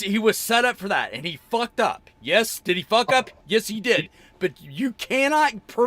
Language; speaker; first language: English; native; English